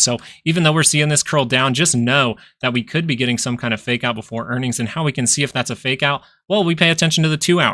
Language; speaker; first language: English; native; English